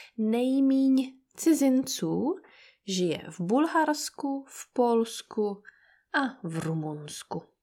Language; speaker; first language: Czech; native; Czech